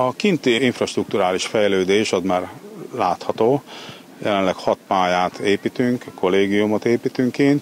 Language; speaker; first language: Hungarian; native; Hungarian